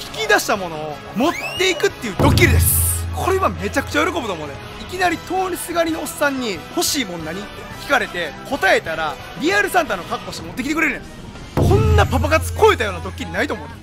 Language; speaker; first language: Japanese; native; Japanese